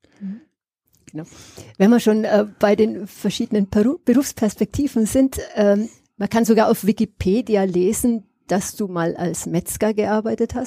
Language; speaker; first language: German; native; German